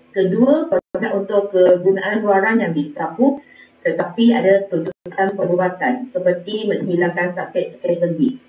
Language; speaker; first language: Malay; non-native, local second language; Chinese